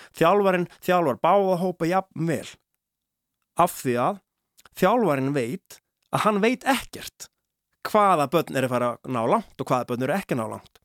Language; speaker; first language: Icelandic; native; Icelandic